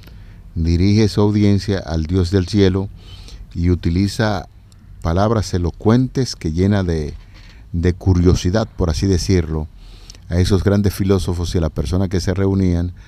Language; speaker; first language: Spanish; native; Spanish